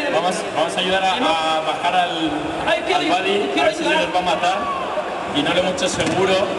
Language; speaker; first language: Spanish; native; Spanish